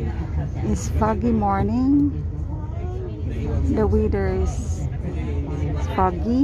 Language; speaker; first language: English; non-native, local second language; Filipino